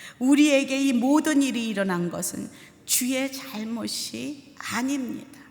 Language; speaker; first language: Korean; native; Korean